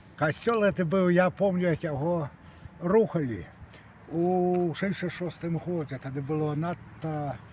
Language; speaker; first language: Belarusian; native; Belarusian